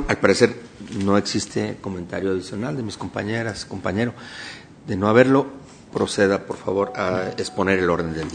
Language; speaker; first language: Spanish; native; Spanish